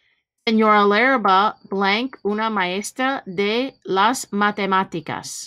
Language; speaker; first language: Spanish; non-native, fluent; English